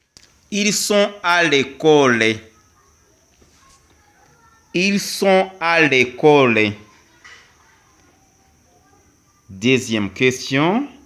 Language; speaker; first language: French; non-native, local second language; Kinyarwanda